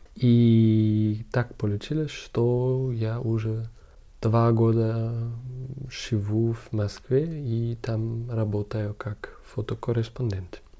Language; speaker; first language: Russian; non-native, learner; German